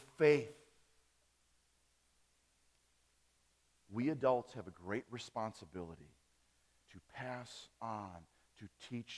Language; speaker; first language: English; early bilingual, other home language; German